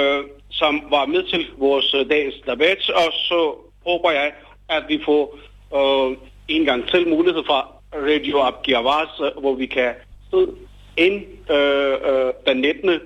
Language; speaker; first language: Danish; non-native, fluent; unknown